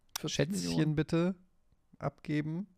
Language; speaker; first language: German; native; German